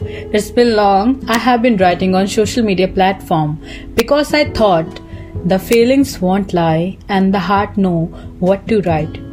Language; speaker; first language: English; non-native, local second language; Hindi